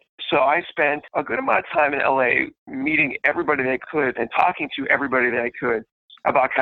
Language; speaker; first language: English; native; English